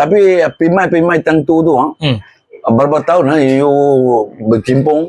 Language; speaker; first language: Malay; non-native, local second language; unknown